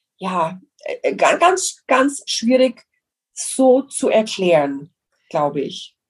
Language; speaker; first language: German; non-native, fluent; English